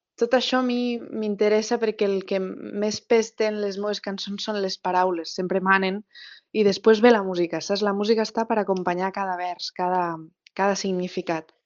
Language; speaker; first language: Catalan; native; Catalan